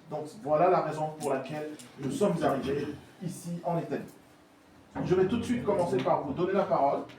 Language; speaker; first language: French; non-native, local second language; Fula